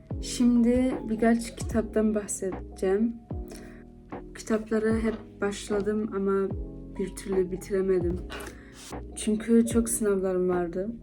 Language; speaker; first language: Turkish; early bilingual, heritage; Turkish